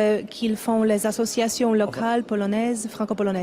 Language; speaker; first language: French; non-native, fluent; Polish